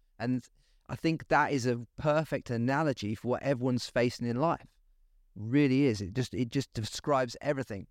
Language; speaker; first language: English; native; English